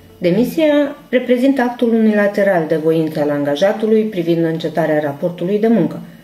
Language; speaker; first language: Romanian; non-native, local second language; Hungarian